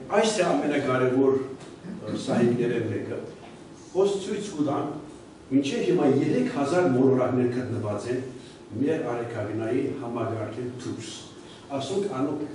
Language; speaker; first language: Armenian; early bilingual, heritage; Armenian